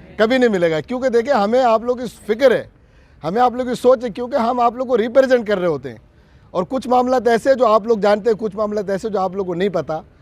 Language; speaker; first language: Urdu; non-native, local second language; Bangla